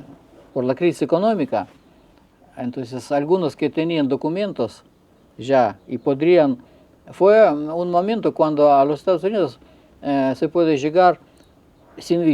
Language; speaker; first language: Spanish; non-native, fluent; Russian